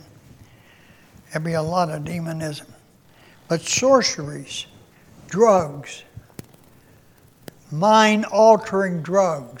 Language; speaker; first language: English; native; English